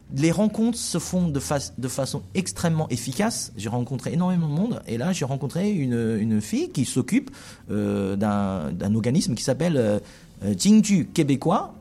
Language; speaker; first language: French; non-native, fluent; Chinese